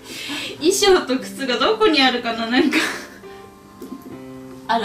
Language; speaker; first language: Japanese; native; Japanese